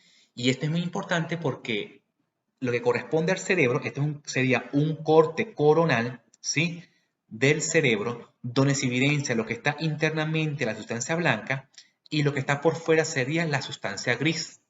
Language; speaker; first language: Spanish; native; Spanish